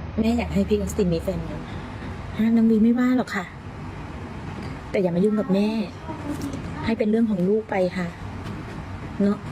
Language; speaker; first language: Thai; native; Thai